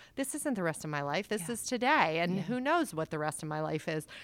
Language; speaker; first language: English; native; English